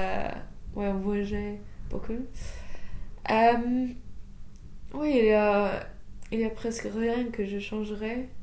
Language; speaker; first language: French; non-native, fluent; English